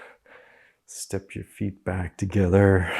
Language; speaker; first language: English; native; English